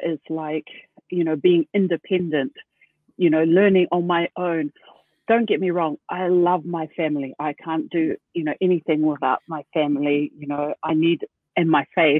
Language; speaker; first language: English; native; English